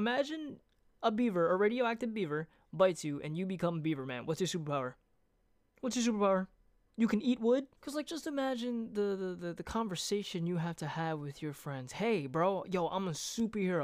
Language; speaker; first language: English; native; English